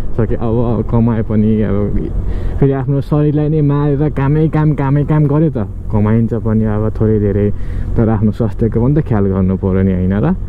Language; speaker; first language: Nepali; native; Nepali